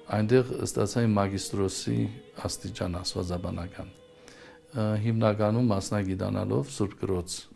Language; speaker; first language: Armenian; early bilingual, heritage; Armenian